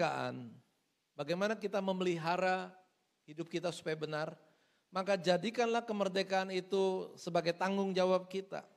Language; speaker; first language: Indonesian; native; Indonesian